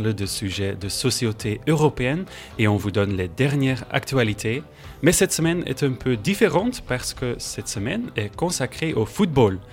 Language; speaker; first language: French; native; French